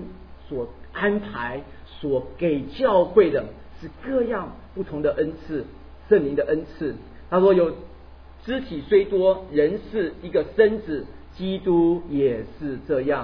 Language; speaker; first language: Chinese; native; Chinese